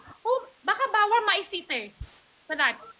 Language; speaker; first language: Filipino; non-native, learner; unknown